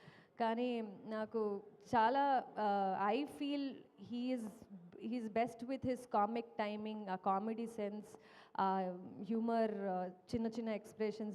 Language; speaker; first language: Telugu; non-native, fluent; Kannada